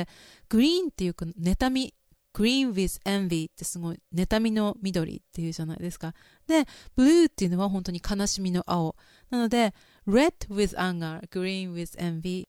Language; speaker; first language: Japanese; native; Japanese